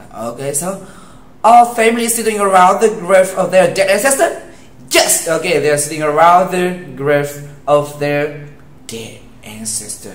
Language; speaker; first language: English; non-native, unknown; Vietnamese